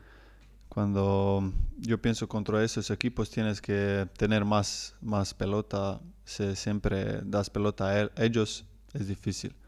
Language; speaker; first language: Spanish; non-native, learner; Croatian